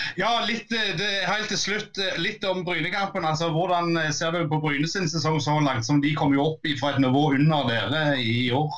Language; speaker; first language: Norwegian; native; Norwegian